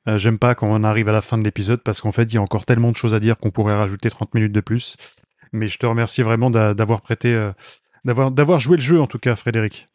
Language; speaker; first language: French; native; French